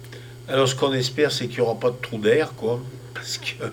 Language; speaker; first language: French; native; French